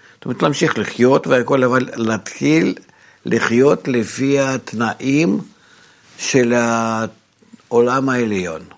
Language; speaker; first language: Hebrew; non-native, fluent; Russian